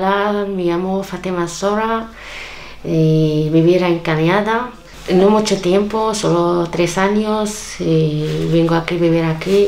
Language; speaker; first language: Spanish; non-native, learner; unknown